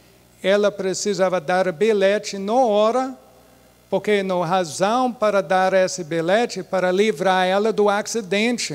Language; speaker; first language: Portuguese; non-native, fluent; English